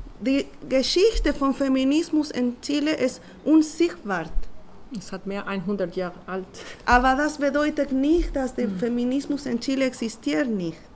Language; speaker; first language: German; non-native, learner; Spanish